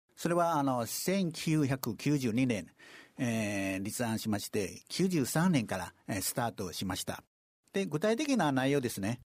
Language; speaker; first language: Japanese; non-native, fluent; Chinese